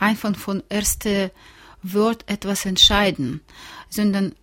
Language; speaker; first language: German; non-native, learner; Russian